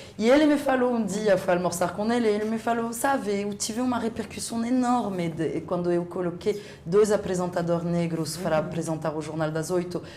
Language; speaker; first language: Portuguese; non-native, fluent; French